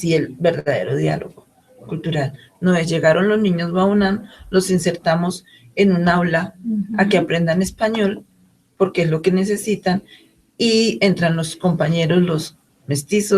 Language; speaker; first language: Spanish; native; Spanish